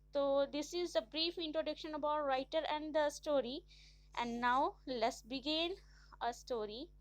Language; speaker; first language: English; non-native, local second language; Punjabi